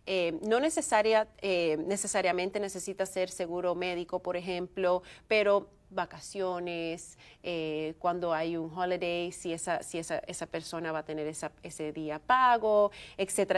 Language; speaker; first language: Spanish; early bilingual, heritage; Spanish